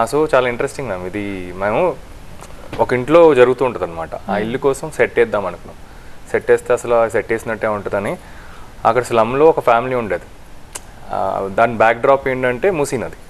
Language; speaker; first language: Telugu; native; Telugu